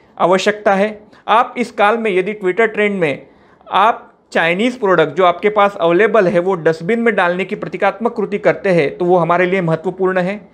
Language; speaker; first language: Hindi; non-native, local second language; Marathi